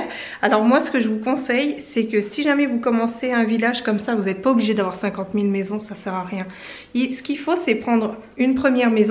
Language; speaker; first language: French; native; French